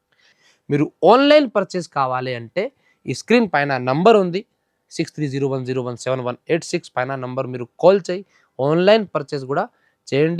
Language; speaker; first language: Telugu; non-native, local second language; Hindi